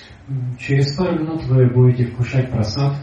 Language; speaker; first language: Russian; native; Russian